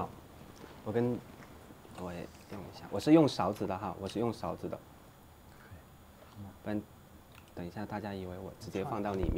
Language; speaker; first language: Chinese; native; Chinese